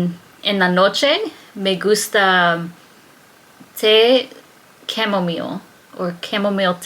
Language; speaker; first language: Spanish; non-native, learner; English